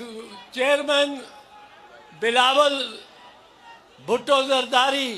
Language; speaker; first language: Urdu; non-native, local second language; Punjabi